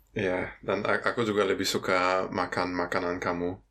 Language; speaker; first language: Indonesian; non-native, fluent; German